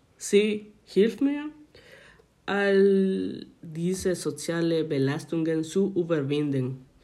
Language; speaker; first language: German; non-native, learner; Spanish